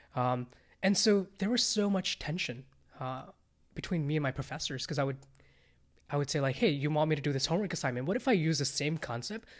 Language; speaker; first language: English; early bilingual, other home language; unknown